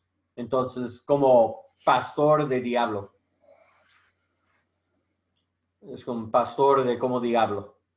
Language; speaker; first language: Spanish; non-native, learner; English